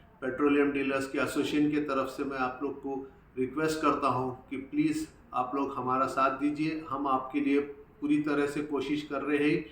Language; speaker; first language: Hindi; non-native, local second language; Urdu